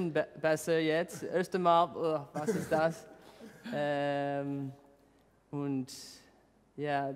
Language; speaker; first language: German; non-native, learner; English